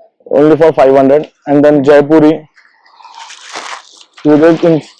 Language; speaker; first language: English; non-native, local second language; Telugu